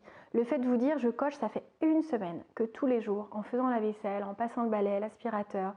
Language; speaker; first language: French; native; French